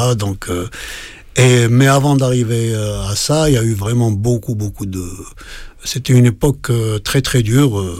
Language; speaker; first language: French; non-native, local second language; Kabyle